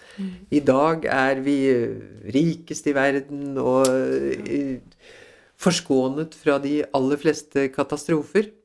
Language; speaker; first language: Norwegian; early bilingual, other home language; Swedish